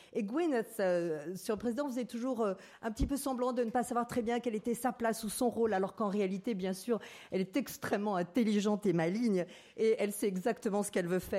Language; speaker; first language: French; native; French